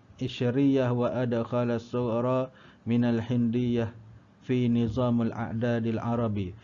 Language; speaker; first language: Arabic; non-native, learner; Malay